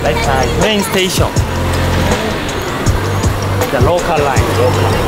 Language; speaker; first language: English; non-native, learner; Japanese